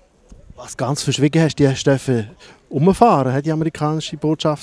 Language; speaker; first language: German; native; German